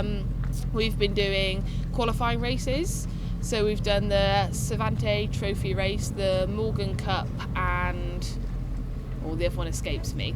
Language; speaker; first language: English; native; English